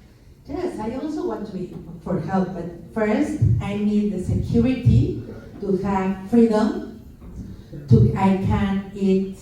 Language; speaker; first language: English; non-native, learner; Spanish